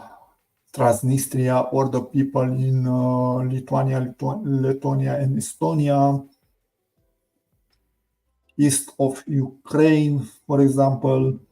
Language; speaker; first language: English; non-native, learner; Romanian